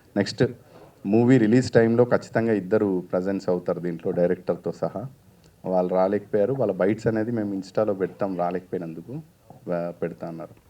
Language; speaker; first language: Telugu; native; Telugu